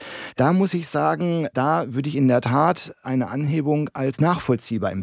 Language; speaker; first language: German; native; German